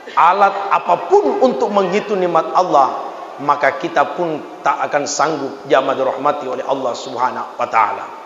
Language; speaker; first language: Malay; non-native, local second language; Buginese